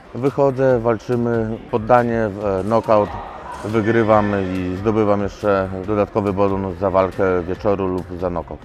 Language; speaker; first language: Polish; native; Polish